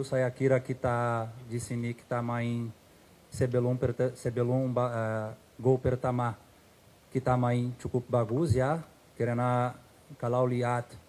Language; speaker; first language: Indonesian; non-native, fluent; Portuguese